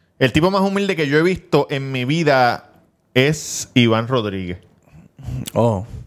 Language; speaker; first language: Spanish; native; Spanish